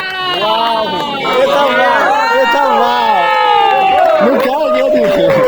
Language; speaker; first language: Russian; non-native, local second language; Tajik